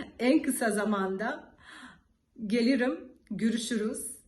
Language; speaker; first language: Turkish; non-native, learner; Georgian